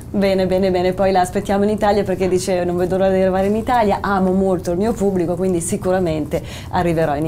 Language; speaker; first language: Italian; native; Italian